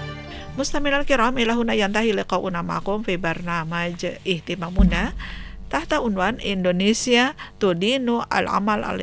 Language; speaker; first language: Arabic; non-native, fluent; Indonesian